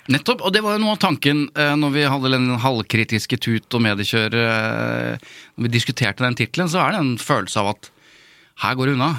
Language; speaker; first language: Norwegian; native; Norwegian